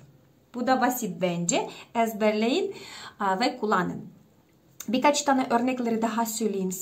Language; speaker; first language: Turkish; non-native, fluent; Russian